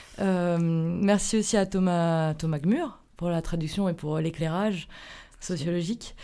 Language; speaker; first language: French; native; French